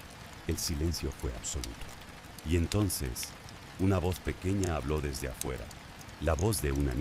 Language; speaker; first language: Spanish; native; Spanish